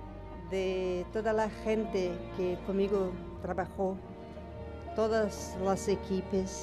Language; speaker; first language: Spanish; non-native, learner; Portuguese